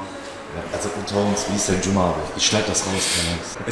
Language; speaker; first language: German; native; German